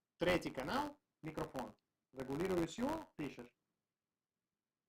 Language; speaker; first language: Russian; non-native, learner; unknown